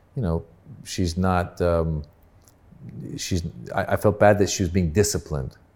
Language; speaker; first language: English; early bilingual, other home language; Persian